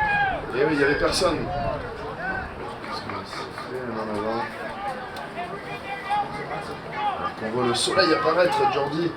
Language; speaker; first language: French; native; French